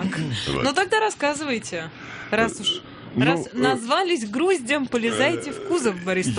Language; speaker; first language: Russian; native; Russian